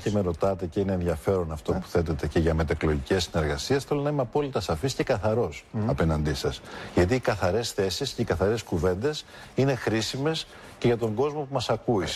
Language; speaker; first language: Greek; native; Greek